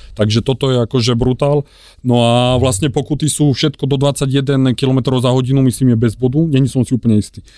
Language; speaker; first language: Slovak; native; Slovak